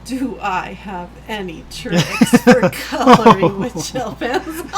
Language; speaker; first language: English; native; English